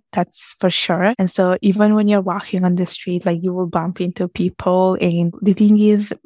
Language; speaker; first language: English; early bilingual, heritage; Italian